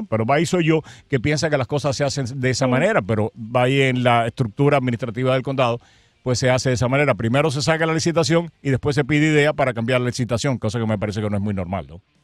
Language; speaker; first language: Spanish; native; Spanish